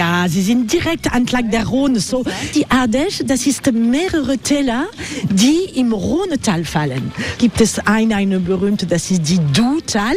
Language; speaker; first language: German; non-native, fluent; French